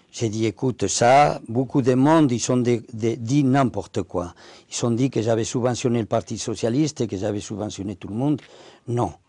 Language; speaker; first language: French; non-native, fluent; Spanish